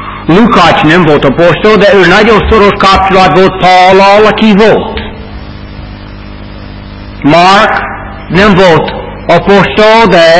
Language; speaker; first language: Hungarian; non-native, fluent; English